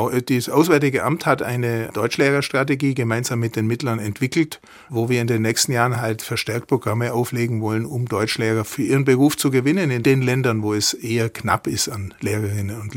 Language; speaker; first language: German; native; German